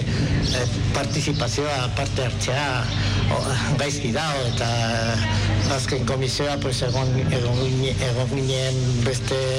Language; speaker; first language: Basque; non-native, local second language; Spanish